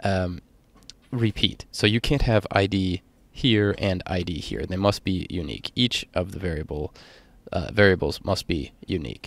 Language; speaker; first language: English; native; English